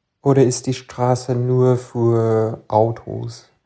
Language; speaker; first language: German; non-native, learner; English